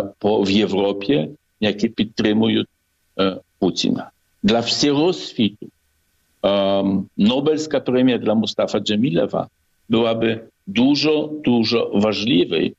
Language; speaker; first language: Polish; non-native, learner; Ukrainian